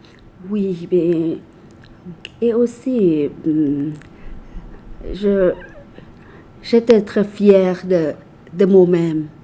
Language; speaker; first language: French; non-native, fluent; Thai